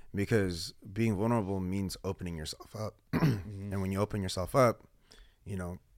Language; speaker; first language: English; early bilingual, other home language; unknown